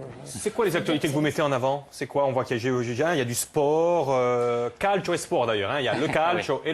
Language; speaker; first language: French; native; French